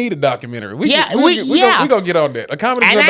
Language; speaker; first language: English; native; English